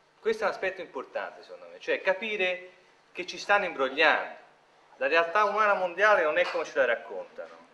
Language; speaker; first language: Italian; native; Italian